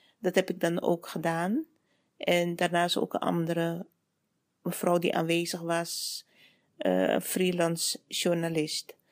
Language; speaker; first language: Dutch; native; Dutch